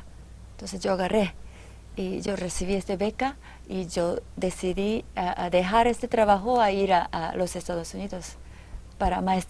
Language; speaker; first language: Spanish; non-native, fluent; Japanese